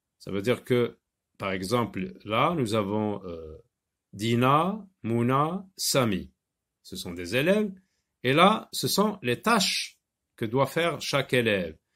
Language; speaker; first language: French; non-native, local second language; Arabic